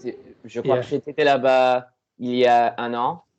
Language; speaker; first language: French; non-native, learner; English